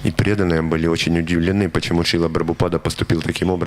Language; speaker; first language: Russian; native; Russian